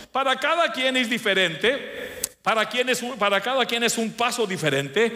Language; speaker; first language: Spanish; early bilingual, heritage; Spanish